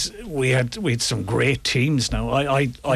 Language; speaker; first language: English; native; English